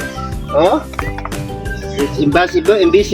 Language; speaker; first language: English; non-native, local second language; Filipino